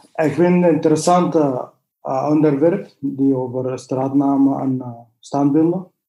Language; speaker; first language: Dutch; non-native, learner; Arabic